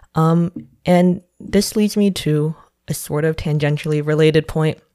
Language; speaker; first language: English; non-native, fluent; Chinese